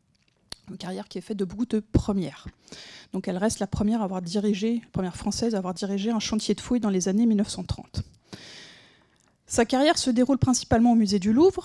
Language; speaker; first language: French; native; French